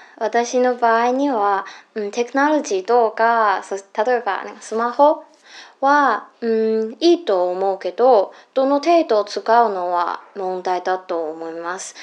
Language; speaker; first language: Japanese; non-native, fluent; Chinese